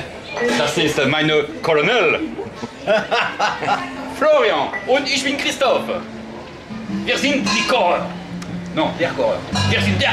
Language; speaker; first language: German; non-native, learner; French